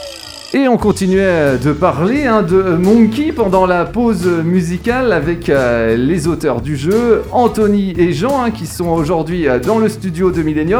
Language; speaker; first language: French; native; French